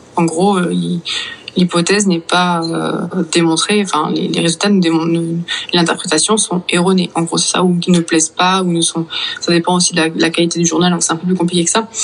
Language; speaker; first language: French; native; French